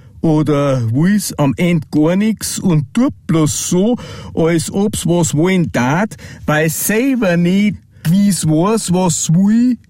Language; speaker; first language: German; native; German